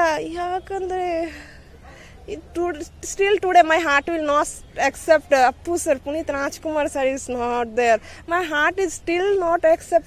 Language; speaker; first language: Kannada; non-native, local second language; Bangla